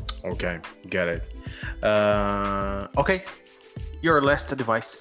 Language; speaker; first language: English; non-native, fluent; Portuguese